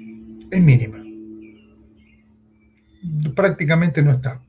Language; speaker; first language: Spanish; native; Spanish